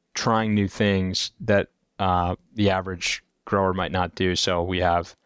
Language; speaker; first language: English; native; English